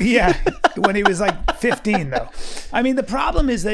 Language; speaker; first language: English; early bilingual, other home language; French